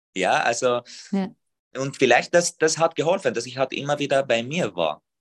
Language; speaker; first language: German; non-native, fluent; Arabic